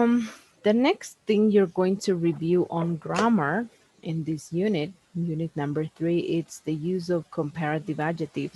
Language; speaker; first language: English; non-native, fluent; Spanish